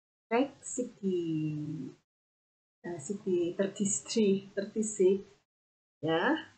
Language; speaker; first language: English; non-native, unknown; Indonesian